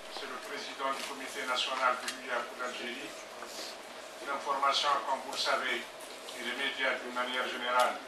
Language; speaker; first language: French; non-native, local second language; Arabic